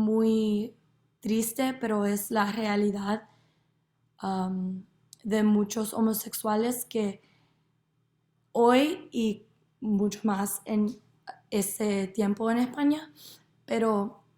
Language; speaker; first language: Spanish; non-native, learner; English